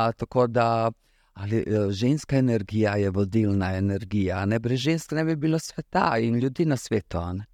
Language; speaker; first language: Slovenian; early bilingual, other home language; Serbian